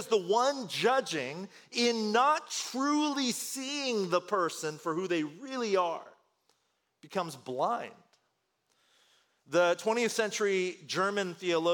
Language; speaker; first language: English; early bilingual, other home language; Korean